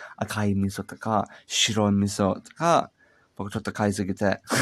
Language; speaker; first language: Japanese; non-native, learner; English